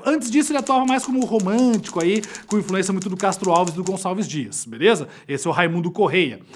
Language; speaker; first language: Portuguese; native; Portuguese